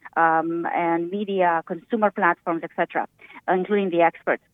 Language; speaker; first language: English; early bilingual, other home language; Romanian